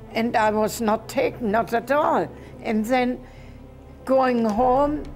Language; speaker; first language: English; non-native, learner; German